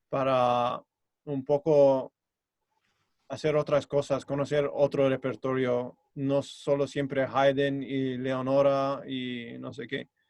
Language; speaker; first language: Spanish; non-native, fluent; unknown